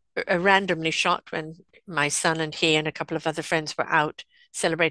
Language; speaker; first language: English; native; English